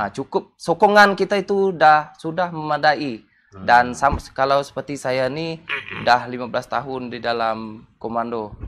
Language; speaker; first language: Malay; non-native, local second language; Iban